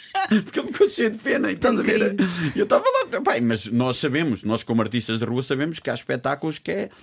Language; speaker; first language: Portuguese; native; Portuguese